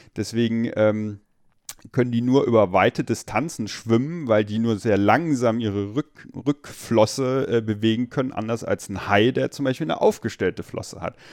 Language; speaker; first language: German; native; German